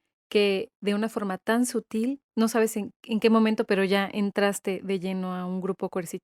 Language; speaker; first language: Spanish; native; Spanish